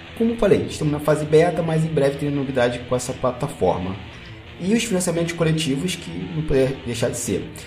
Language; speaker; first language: Portuguese; native; Portuguese